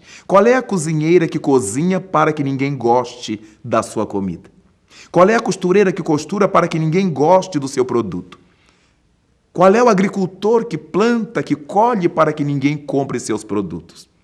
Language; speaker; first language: Portuguese; native; Portuguese